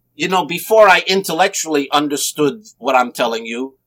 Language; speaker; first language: English; native; English